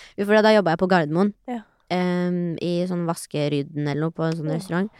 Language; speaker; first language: Norwegian; early bilingual, other home language; Persian